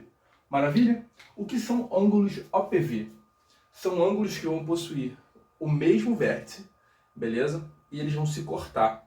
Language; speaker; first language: Portuguese; native; Portuguese